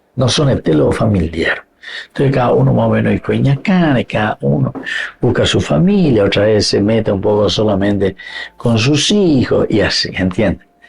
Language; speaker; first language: Spanish; native; Spanish